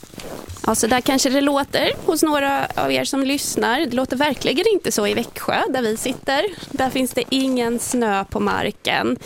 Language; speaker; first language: Swedish; native; Swedish